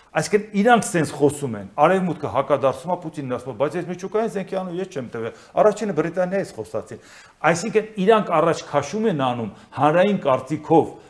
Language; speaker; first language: Armenian; native; Armenian